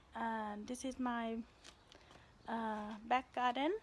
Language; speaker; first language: English; non-native, learner; Thai